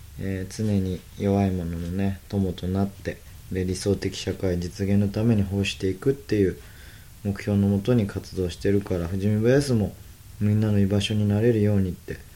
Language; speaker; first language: Japanese; native; Japanese